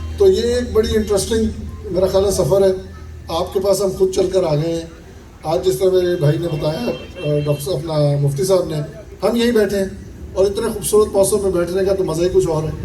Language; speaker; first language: Urdu; non-native, local second language; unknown